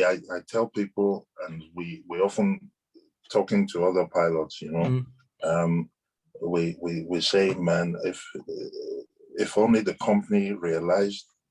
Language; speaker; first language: English; non-native, local second language; Yoruba